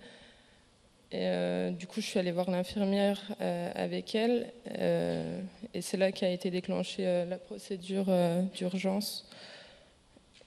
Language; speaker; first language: French; native; French